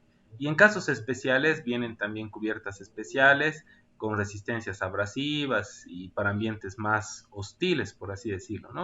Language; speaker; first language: Spanish; native; Spanish